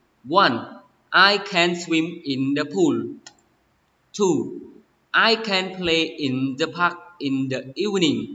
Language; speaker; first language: English; non-native, learner; Khmer